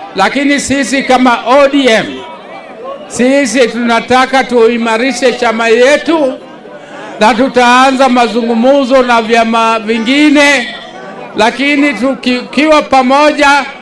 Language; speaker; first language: Swahili; non-native, local second language; Luo (Kenya and Tanzania)